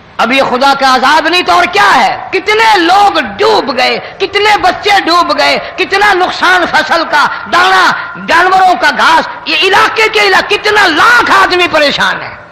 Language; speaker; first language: Urdu; non-native, local second language; Punjabi